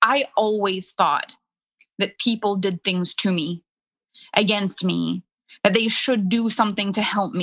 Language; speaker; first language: English; non-native, fluent; French